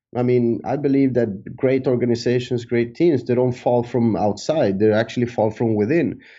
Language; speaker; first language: English; early bilingual, other home language; Spanish